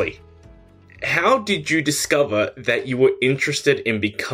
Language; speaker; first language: English; native; English